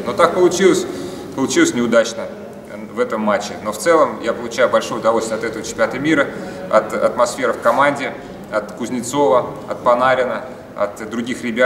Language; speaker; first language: Russian; native; Russian